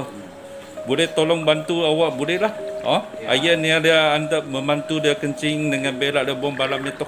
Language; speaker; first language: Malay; non-native, local second language; Chinese